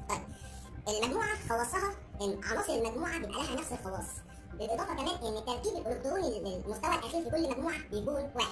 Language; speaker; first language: Arabic; native; Arabic